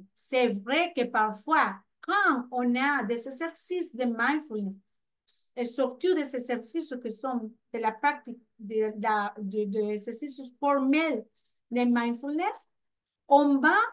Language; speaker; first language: French; non-native, fluent; Spanish